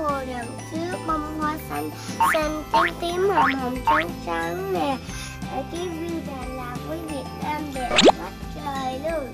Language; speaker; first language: Vietnamese; early bilingual, heritage; Vietnamese